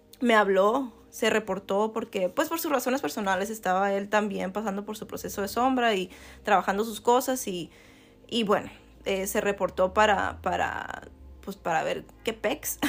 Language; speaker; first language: Spanish; native; Spanish